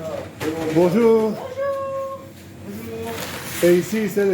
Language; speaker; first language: French; non-native, fluent; Spanish